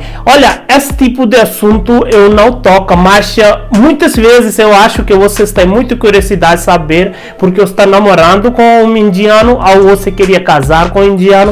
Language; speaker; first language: Portuguese; non-native, learner; Hindi